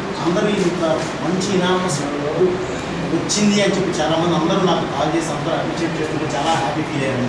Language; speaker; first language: Telugu; native; Telugu